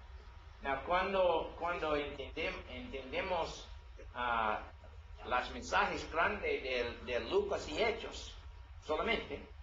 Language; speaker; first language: Spanish; non-native, learner; English